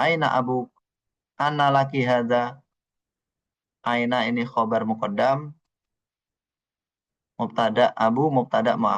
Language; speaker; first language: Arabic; non-native, fluent; Indonesian